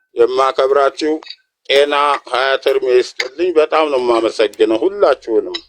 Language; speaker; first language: Amharic; native; Amharic